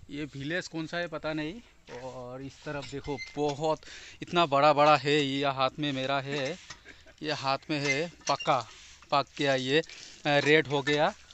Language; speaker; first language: Hindi; non-native, local second language; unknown